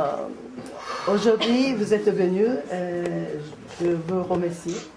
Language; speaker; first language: French; non-native, learner; Japanese